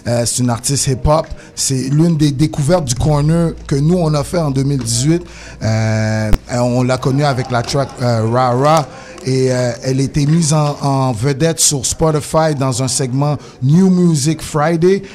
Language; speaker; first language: French; native; French